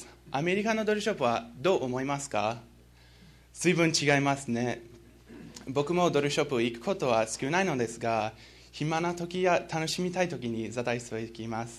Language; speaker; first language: Japanese; non-native, learner; English